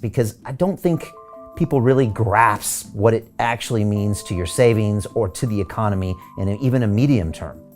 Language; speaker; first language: English; native; English